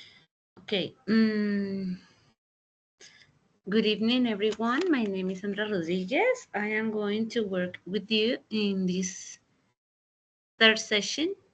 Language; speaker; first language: English; non-native, fluent; Spanish